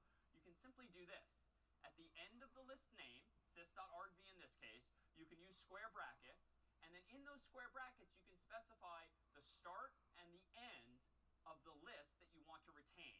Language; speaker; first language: English; native; English